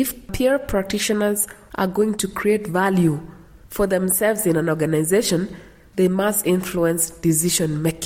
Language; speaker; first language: English; non-native, local second language; Kalenjin